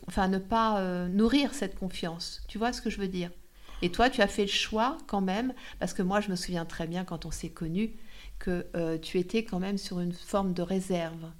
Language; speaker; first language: French; native; French